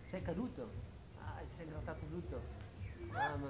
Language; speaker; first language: Italian; native; Italian